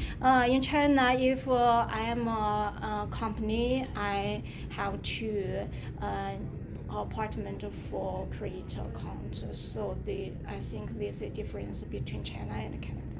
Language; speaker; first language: English; non-native, learner; Chinese